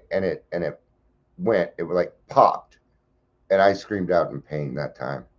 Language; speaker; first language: English; native; English